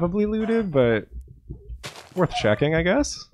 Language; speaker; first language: English; native; English